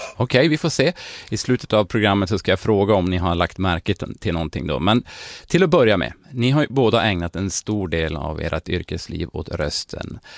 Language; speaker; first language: Swedish; native; Swedish